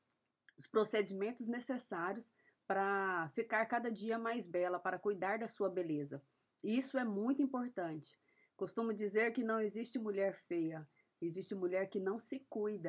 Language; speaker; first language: Portuguese; native; Portuguese